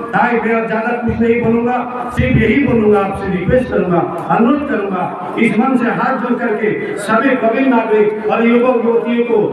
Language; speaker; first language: Hindi; non-native, local second language; Bangla